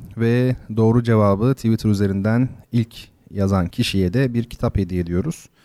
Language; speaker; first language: Turkish; native; Turkish